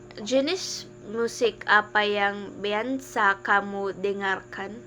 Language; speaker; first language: Indonesian; non-native, learner; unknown